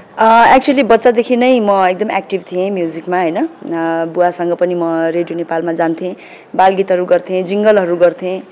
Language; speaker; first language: Nepali; native; Nepali